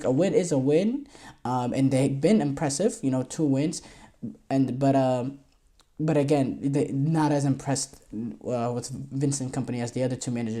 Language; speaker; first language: English; native; English